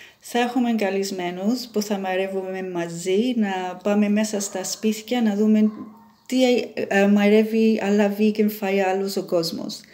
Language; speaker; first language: Greek; early bilingual, heritage; Greek